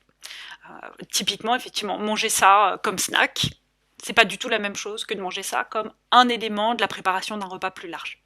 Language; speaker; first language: French; native; French